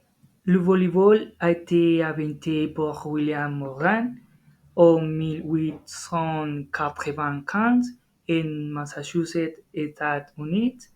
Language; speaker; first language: French; non-native, learner; Spanish